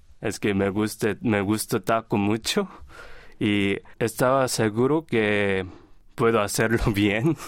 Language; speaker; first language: Spanish; non-native, fluent; Korean